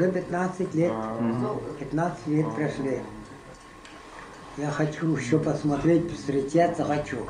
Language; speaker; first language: Russian; non-native, local second language; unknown